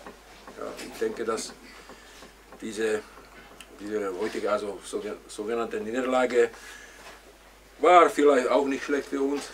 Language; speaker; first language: German; non-native, fluent; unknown